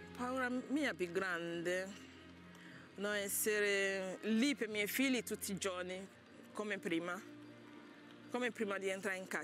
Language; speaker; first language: Italian; non-native, learner; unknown